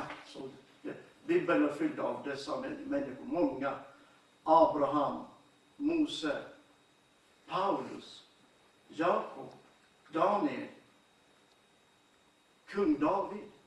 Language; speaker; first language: Swedish; non-native, fluent; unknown